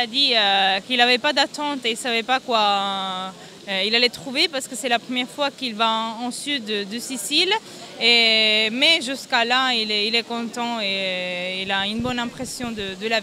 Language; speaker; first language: French; non-native, fluent; Italian